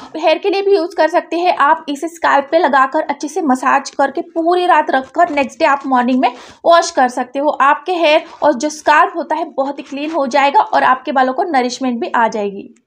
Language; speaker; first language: Hindi; native; Hindi